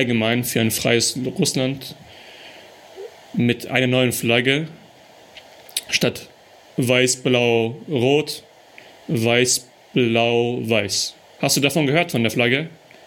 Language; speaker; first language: German; early bilingual, other home language; Russian